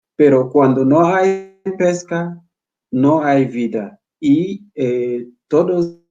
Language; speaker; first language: Spanish; non-native, fluent; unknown